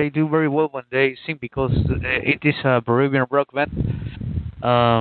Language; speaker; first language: English; non-native, fluent; Spanish